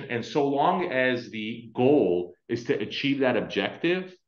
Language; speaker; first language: English; native; English